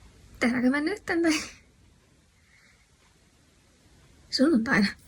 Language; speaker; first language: Finnish; non-native, learner; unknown